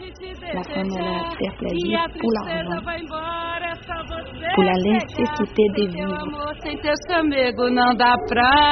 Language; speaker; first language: French; non-native, learner; Portuguese